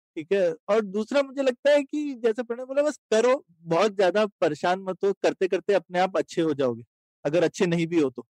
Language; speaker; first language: Hindi; native; Hindi